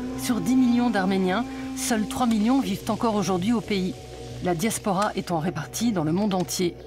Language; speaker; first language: French; native; French